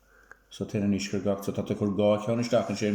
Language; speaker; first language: Irish; native; Irish